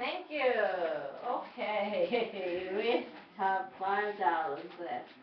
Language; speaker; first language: English; non-native, learner; Japanese